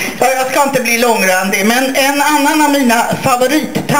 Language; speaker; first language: Swedish; native; Swedish